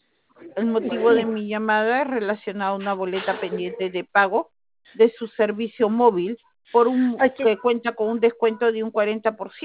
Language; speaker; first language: Spanish; native; Spanish